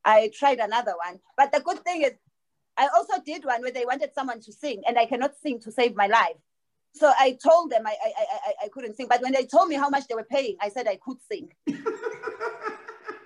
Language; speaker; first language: English; non-native, local second language; Zulu